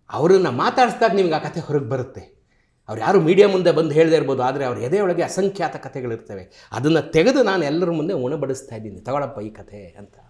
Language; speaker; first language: Kannada; native; Kannada